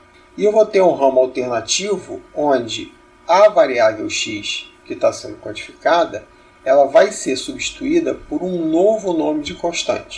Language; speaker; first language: Portuguese; native; Portuguese